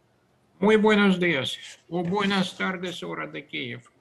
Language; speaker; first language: Spanish; non-native, fluent; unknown